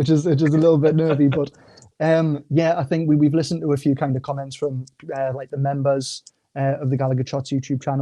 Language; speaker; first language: English; native; English